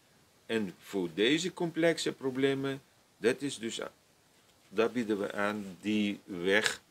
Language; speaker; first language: Dutch; non-native, fluent; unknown